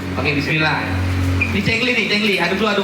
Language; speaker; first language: Indonesian; native; Indonesian